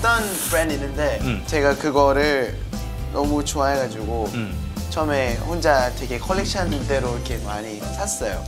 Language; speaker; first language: Korean; non-native, fluent; Thai